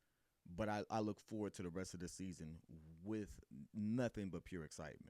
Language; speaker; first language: English; native; English